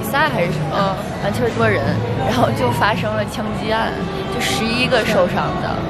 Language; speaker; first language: Chinese; native; Chinese